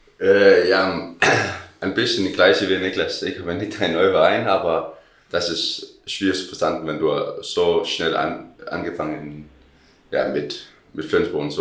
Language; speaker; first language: German; non-native, learner; Danish